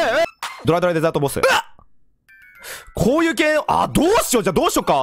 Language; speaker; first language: Japanese; native; Japanese